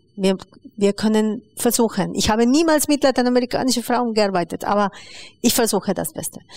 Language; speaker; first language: German; non-native, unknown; Spanish